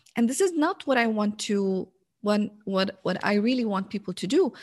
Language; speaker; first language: English; non-native, fluent; Arabic